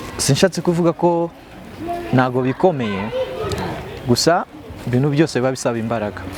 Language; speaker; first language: Kinyarwanda; early bilingual, heritage; Kinyarwanda